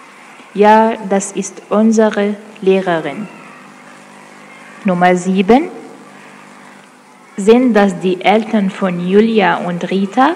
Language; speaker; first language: German; non-native, fluent; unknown